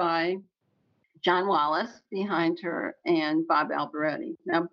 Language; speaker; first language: English; native; English